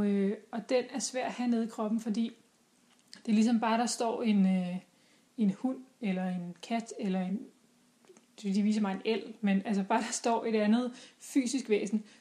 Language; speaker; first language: Danish; native; Danish